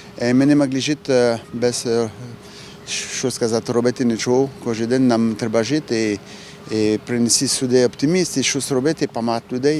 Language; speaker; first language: Ukrainian; non-native, learner; French